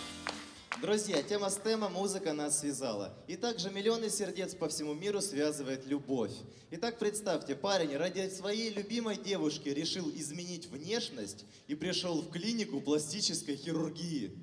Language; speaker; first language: Russian; native; Russian